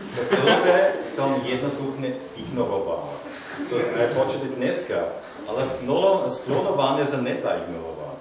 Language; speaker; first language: Slovak; non-native, learner; German